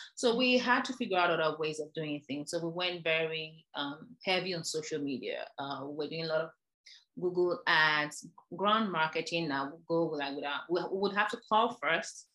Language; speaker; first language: English; non-native, local second language; Igbo